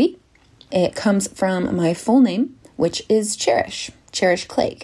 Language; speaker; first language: English; native; English